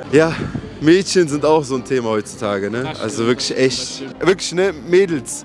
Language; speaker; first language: German; early bilingual, other home language; Turkish